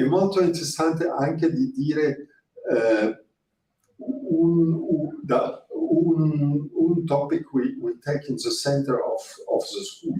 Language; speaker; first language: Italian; non-native, learner; French